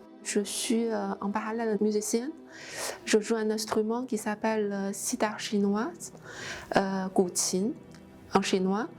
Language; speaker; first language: French; non-native, fluent; Chinese